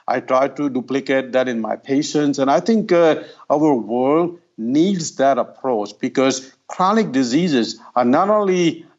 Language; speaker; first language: English; non-native, local second language; Gujarati